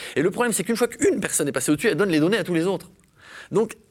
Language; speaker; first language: French; native; French